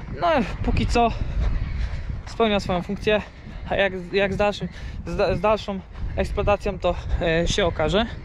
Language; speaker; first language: Polish; native; Polish